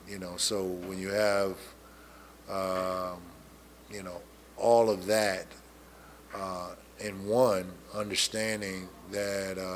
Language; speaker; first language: English; native; English